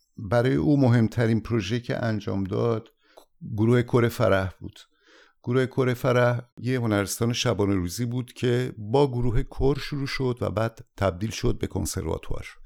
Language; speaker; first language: Persian; native; Persian